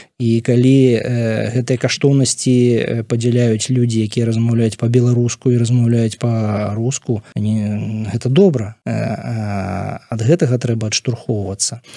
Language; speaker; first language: Belarusian; non-native, local second language; Russian